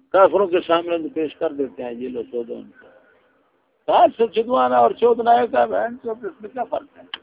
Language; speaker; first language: Urdu; non-native, local second language; Punjabi